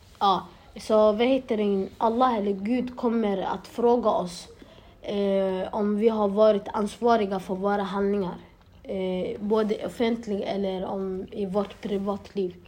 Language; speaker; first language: Swedish; early bilingual, other home language; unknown